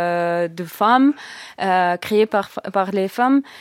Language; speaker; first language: French; non-native, learner; Russian